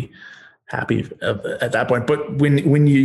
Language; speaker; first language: English; native; English